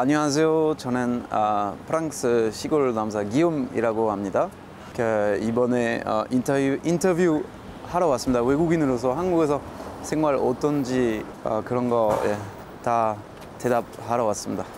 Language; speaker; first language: Korean; non-native, fluent; French